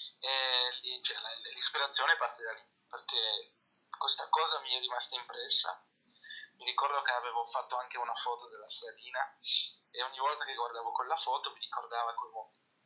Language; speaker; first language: Italian; early bilingual, heritage; Italian